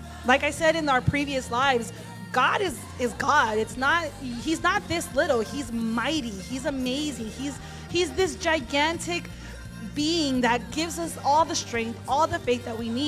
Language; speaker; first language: English; early bilingual, other home language; Spanish